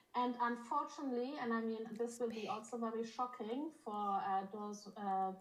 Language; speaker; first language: English; early bilingual, other home language; Polish